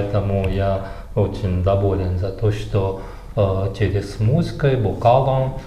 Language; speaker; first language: Russian; non-native, fluent; Japanese